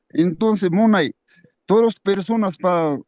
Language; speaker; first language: Spanish; non-native, local second language; Quechua